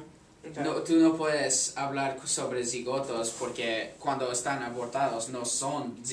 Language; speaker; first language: Spanish; non-native, learner; English